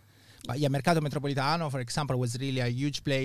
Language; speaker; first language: English; non-native, fluent; Italian